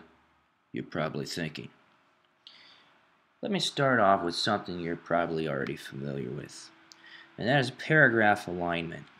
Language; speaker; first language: English; native; English